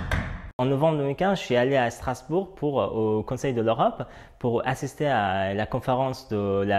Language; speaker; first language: French; non-native, fluent; Persian